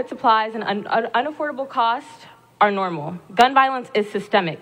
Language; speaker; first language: English; native; English